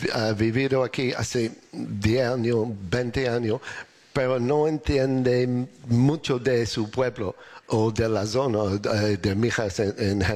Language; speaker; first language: Spanish; non-native, learner; English